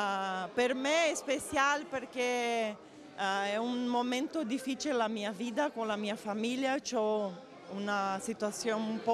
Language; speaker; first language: Italian; non-native, fluent; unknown